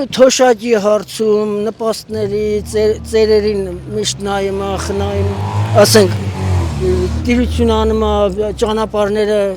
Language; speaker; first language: Armenian; native; Armenian